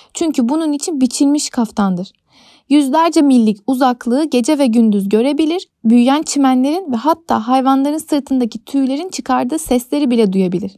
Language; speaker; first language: Turkish; native; Turkish